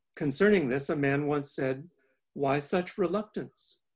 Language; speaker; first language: English; native; English